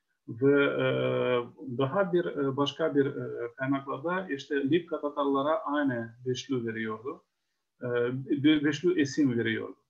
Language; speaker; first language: Turkish; non-native, fluent; Ukrainian